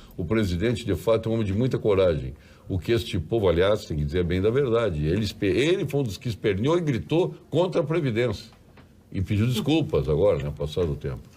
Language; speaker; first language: Portuguese; native; Portuguese